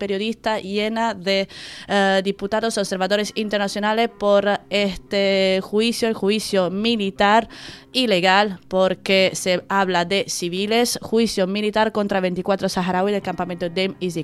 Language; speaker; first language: Spanish; native; Spanish